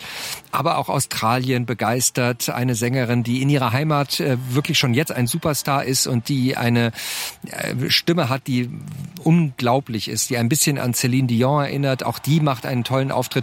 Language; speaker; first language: German; native; German